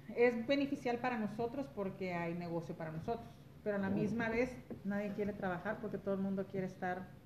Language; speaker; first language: Spanish; early bilingual, heritage; Spanish